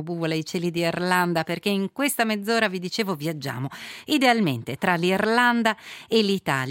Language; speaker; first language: Italian; native; Italian